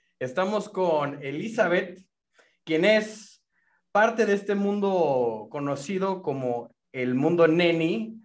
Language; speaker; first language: Spanish; native; Spanish